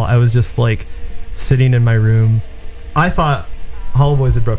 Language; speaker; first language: English; early bilingual, other home language; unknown